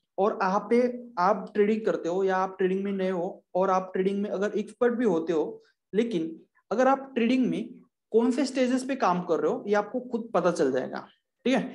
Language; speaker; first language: Hindi; non-native, local second language; Marathi